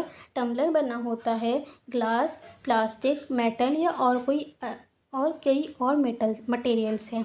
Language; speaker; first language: Hindi; native; Hindi